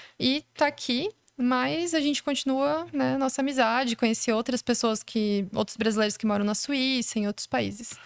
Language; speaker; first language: Portuguese; native; Portuguese